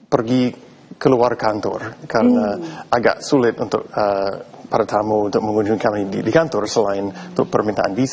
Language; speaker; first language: Indonesian; non-native, fluent; English